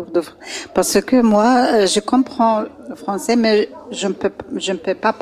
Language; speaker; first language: French; non-native, learner; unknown